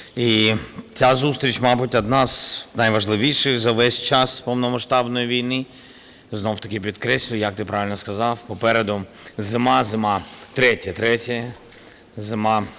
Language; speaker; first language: Ukrainian; non-native, local second language; Russian